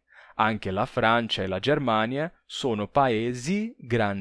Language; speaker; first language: Italian; non-native, fluent; Portuguese